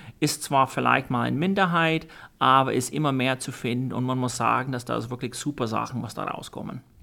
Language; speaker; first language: German; non-native, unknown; English